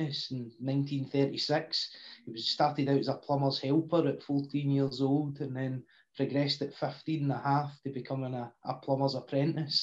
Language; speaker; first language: English; native; English